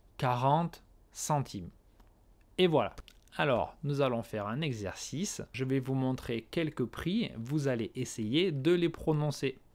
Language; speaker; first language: French; native; French